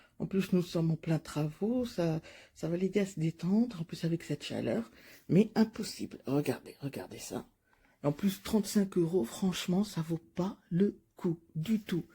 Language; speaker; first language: French; non-native, fluent; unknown